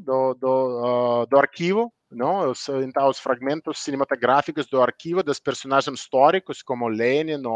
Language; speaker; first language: Portuguese; non-native, fluent; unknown